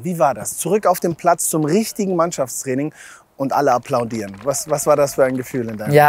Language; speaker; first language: German; native; German